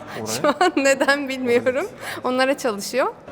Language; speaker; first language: Turkish; native; Turkish